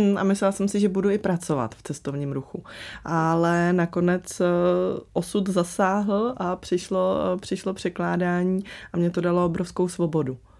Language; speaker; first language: Czech; early bilingual, other home language; Slovak